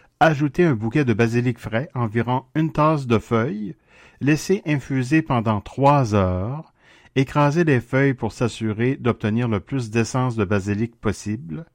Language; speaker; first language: French; native; French